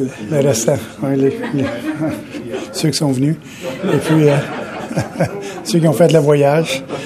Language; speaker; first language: French; native; French